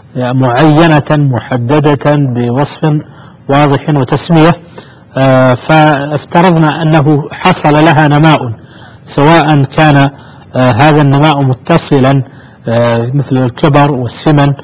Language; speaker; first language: Arabic; native; Arabic